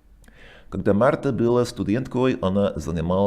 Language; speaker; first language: Russian; non-native, fluent; English